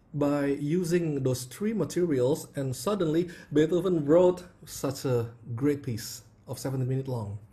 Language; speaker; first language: English; non-native, fluent; Indonesian